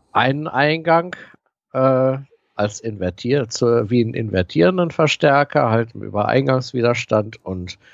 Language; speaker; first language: German; native; German